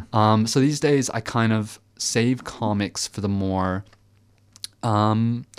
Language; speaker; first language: English; early bilingual, other home language; French